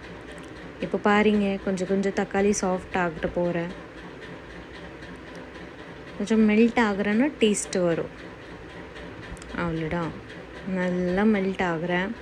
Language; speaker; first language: Tamil; non-native, learner; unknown